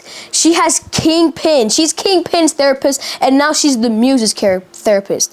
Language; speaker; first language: English; native; English